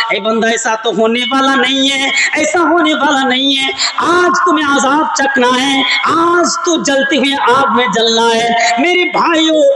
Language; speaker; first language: Urdu; non-native, local second language; Bangla